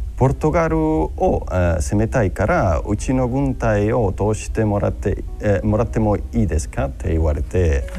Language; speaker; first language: Japanese; non-native, fluent; Spanish